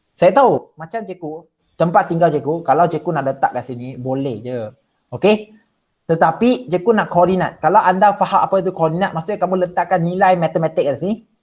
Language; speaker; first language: Malay; non-native, local second language; Chinese